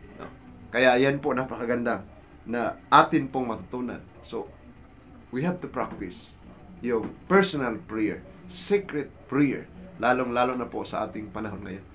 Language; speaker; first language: Filipino; non-native, local second language; Cebuano